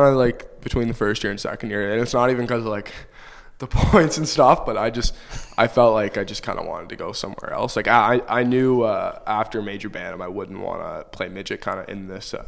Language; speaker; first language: English; native; English